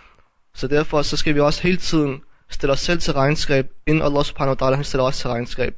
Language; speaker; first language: Danish; early bilingual, other home language; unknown